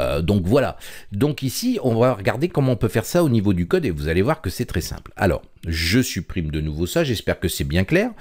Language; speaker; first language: French; native; French